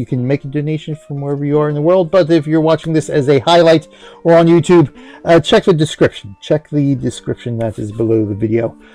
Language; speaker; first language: English; native; English